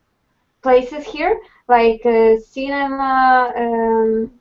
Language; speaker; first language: English; non-native, fluent; Polish